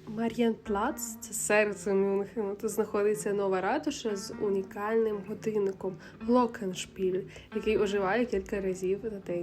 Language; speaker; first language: Ukrainian; native; Ukrainian